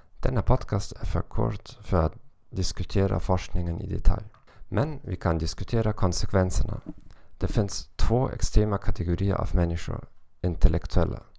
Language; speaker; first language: Swedish; non-native, learner; German